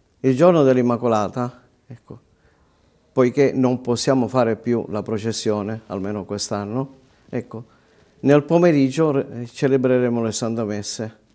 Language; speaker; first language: Italian; native; Italian